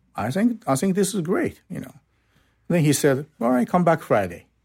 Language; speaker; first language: English; non-native, fluent; Japanese